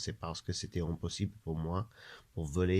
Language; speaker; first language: French; non-native, learner; English